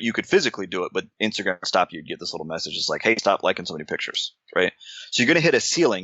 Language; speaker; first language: English; native; English